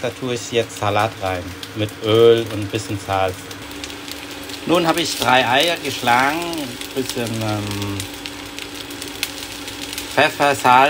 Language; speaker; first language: German; non-native, learner; Vietnamese